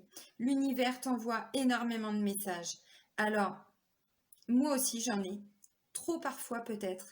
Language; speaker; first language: French; native; French